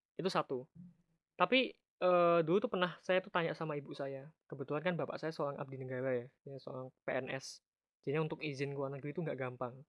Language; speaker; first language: Indonesian; native; Indonesian